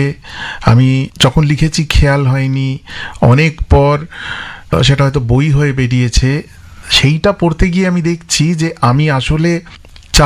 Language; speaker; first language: Bangla; non-native, local second language; English